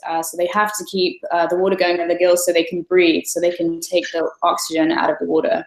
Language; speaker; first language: English; native; English